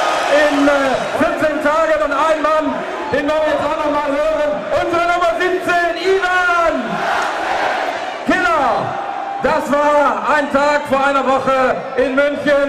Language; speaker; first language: German; native; German